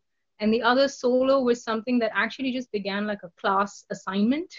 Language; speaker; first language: English; non-native, local second language; Bangla